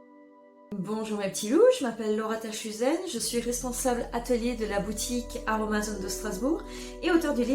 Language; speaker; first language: French; native; French